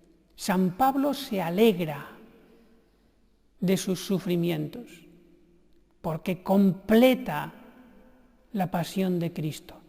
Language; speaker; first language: Spanish; native; Spanish